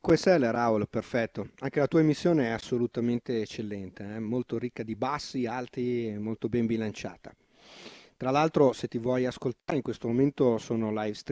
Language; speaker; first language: Italian; native; Italian